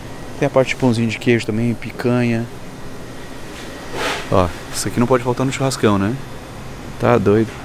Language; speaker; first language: Portuguese; native; Portuguese